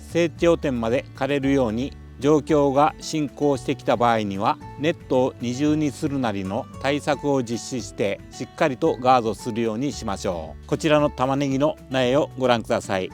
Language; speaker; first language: Japanese; native; Japanese